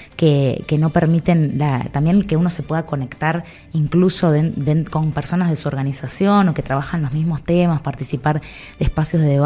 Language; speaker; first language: Spanish; native; Spanish